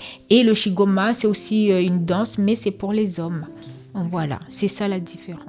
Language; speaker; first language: French; non-native, local second language; Comorian